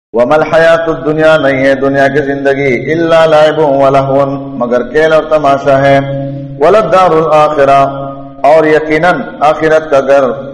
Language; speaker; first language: Urdu; non-native, local second language; Pashto